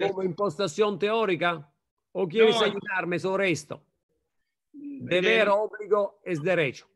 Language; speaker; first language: Spanish; non-native, fluent; Italian